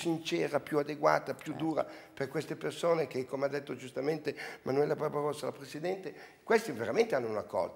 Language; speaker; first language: Italian; native; Italian